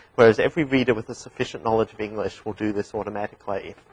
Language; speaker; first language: English; native; English